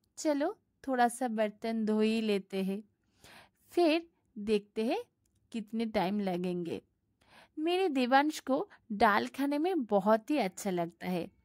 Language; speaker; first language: Hindi; non-native, local second language; Bangla